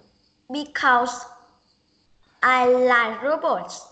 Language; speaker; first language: English; non-native, learner; Vietnamese